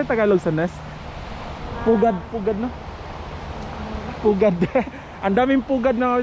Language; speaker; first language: Filipino; non-native, local second language; Cebuano